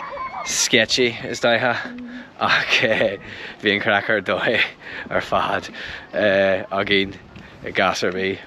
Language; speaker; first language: Irish; non-native, local second language; English